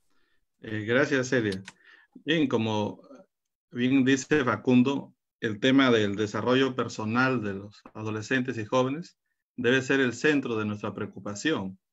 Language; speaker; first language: Spanish; native; Spanish